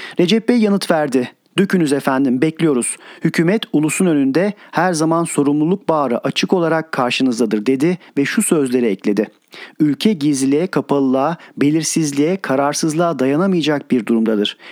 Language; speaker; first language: Turkish; native; Turkish